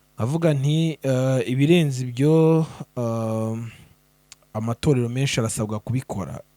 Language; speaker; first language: Kinyarwanda; native; Kinyarwanda